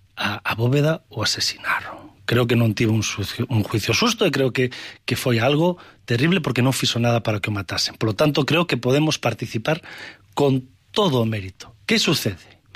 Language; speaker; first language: Galician; native; Galician